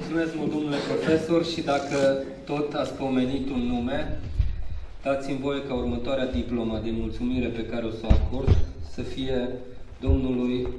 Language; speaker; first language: Romanian; native; Romanian